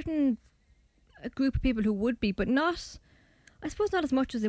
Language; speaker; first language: English; native; English